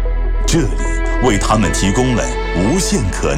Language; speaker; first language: Chinese; native; Chinese